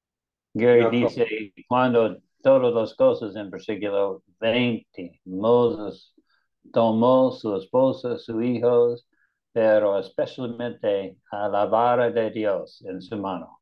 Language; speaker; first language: Spanish; non-native, learner; English